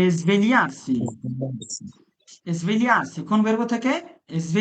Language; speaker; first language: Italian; non-native, fluent; Bangla